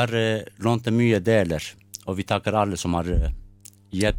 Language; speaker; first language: Norwegian; non-native, fluent; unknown